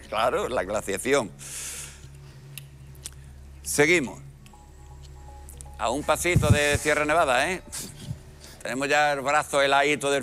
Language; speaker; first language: Spanish; native; Spanish